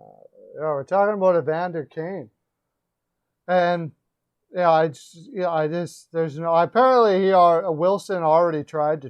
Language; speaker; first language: English; native; English